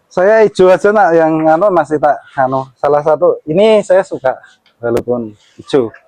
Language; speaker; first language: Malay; non-native, local second language; Javanese